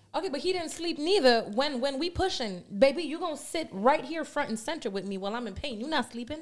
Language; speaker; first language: English; native; English